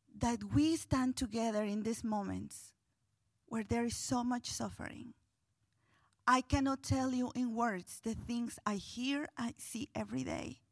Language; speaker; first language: English; non-native, fluent; Spanish